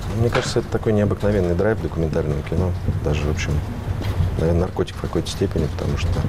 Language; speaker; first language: Russian; native; Russian